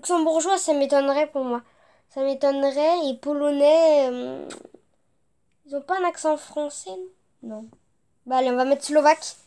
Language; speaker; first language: French; native; French